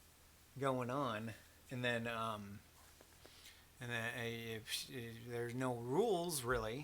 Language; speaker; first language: English; native; English